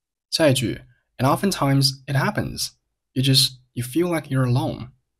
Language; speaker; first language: English; non-native, fluent; Chinese